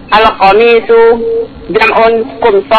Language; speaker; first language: Arabic; non-native, learner; Indonesian